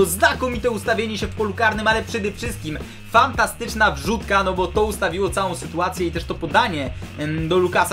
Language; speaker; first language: Polish; native; Polish